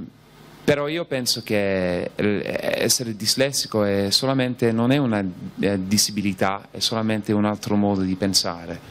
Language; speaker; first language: Italian; non-native, fluent; English